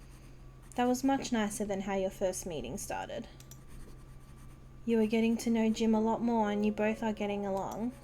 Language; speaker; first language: English; native; English